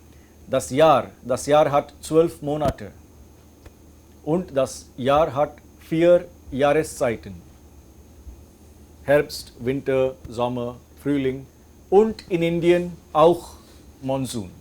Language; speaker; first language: German; non-native, fluent; English